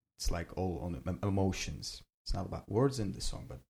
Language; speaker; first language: English; non-native, learner; Ossetic